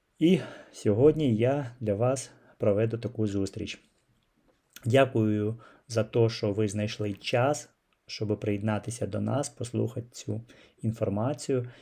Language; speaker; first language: Ukrainian; non-native, local second language; Russian